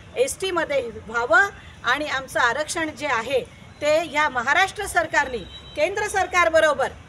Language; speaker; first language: Marathi; non-native, local second language; Lambadi